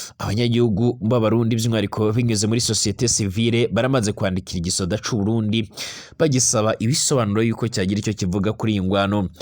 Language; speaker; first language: Rundi; native; Rundi